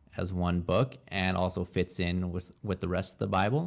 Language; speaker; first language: English; native; English